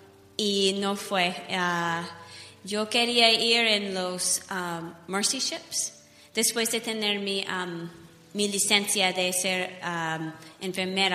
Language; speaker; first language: Spanish; non-native, fluent; English